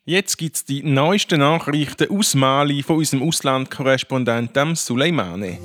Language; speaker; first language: German; native; German